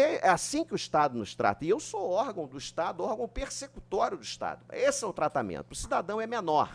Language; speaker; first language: Portuguese; native; Portuguese